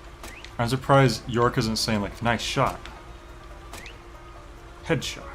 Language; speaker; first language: English; native; English